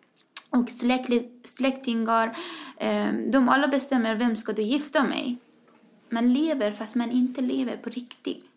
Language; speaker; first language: Swedish; non-native, fluent; Persian